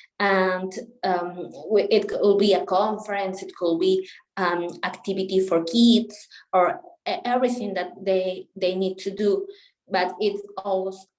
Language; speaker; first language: English; non-native, local second language; Spanish